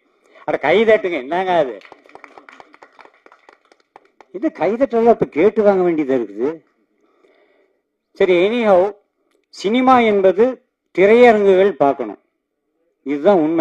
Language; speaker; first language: Tamil; native; Tamil